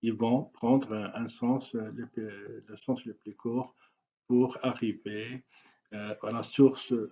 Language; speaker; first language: French; non-native, local second language; Arabic